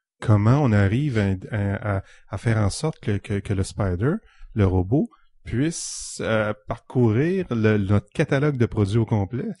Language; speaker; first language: French; native; French